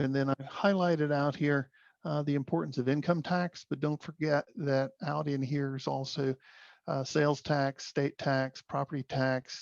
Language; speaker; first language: English; native; English